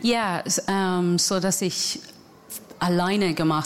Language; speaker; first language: German; non-native, fluent; English